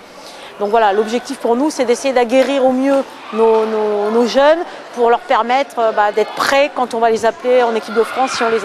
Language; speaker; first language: French; native; French